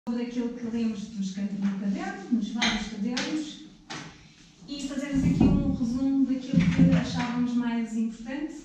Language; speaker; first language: Portuguese; native; Portuguese